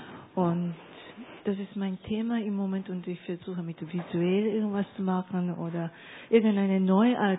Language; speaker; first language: German; non-native, learner; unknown